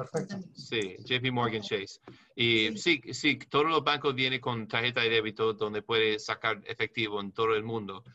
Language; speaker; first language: Spanish; non-native, learner; English